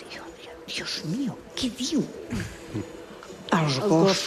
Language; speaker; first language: Catalan; non-native, local second language; Spanish